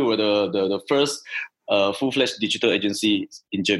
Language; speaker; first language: English; non-native, local second language; Chinese